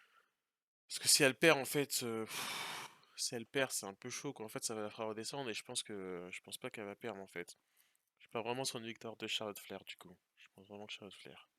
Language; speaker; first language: French; native; French